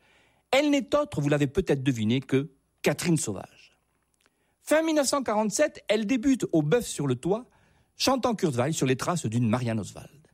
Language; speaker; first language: French; native; French